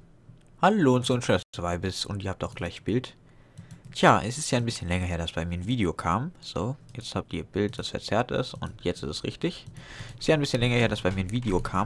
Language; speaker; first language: German; native; German